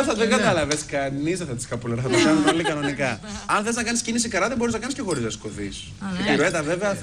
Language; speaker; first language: Greek; native; Greek